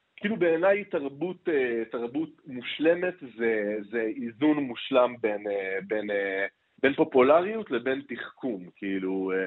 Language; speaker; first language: Hebrew; native; Hebrew